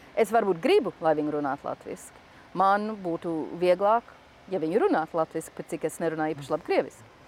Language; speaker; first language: Latvian; early bilingual, heritage; Latvian